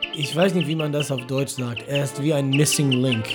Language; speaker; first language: German; non-native, fluent; English